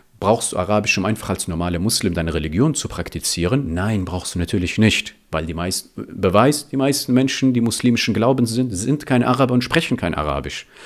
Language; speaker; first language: German; early bilingual, other home language; Riffian